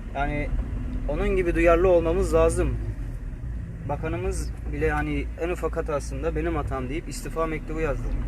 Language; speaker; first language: Turkish; native; Turkish